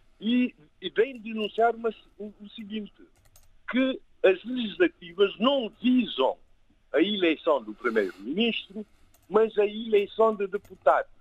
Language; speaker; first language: Portuguese; non-native, local second language; Kabuverdianu